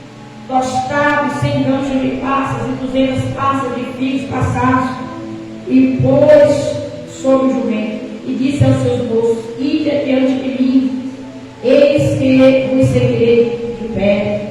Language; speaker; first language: Portuguese; native; Portuguese